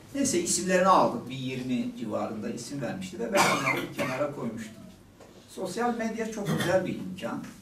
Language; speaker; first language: Turkish; non-native, local second language; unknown